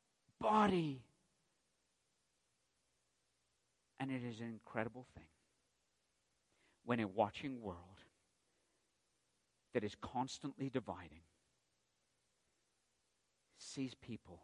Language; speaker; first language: English; native; English